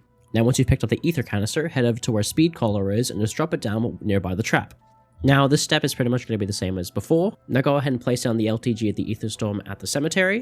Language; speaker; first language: English; native; English